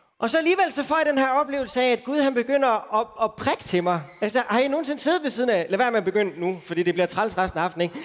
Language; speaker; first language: Danish; native; Danish